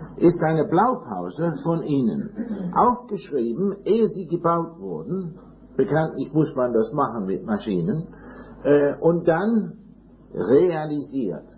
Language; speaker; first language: German; non-native, fluent; English